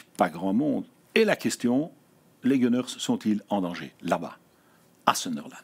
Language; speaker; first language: French; native; French